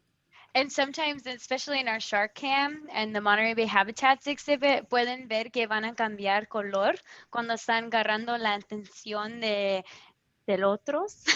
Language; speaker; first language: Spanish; early bilingual, heritage; Spanish